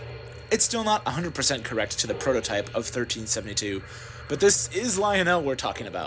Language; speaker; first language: English; native; English